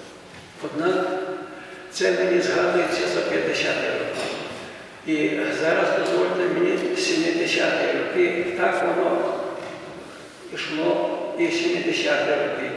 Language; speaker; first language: Ukrainian; native; Ukrainian